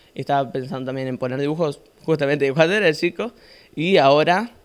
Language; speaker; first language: Spanish; native; Spanish